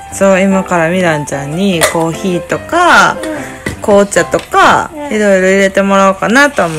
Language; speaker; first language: Japanese; native; Japanese